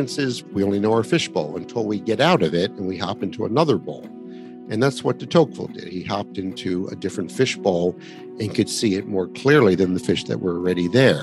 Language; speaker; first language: English; native; English